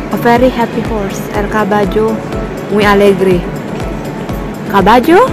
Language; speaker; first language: Spanish; non-native, learner; Indonesian